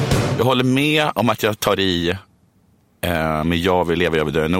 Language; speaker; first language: Swedish; native; Swedish